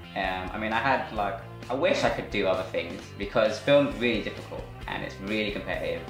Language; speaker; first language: English; native; English